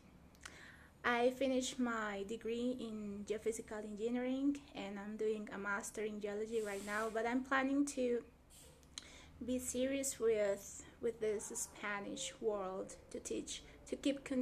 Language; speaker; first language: English; non-native, fluent; Spanish